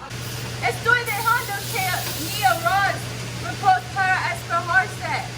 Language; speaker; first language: Spanish; non-native, learner; English